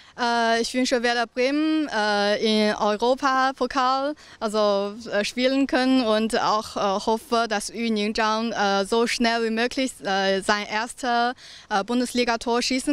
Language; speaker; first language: German; non-native, learner; Chinese